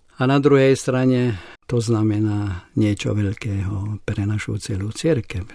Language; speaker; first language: Slovak; non-native, local second language; Hungarian